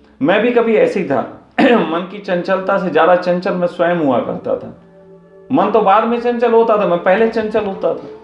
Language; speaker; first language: Hindi; native; Hindi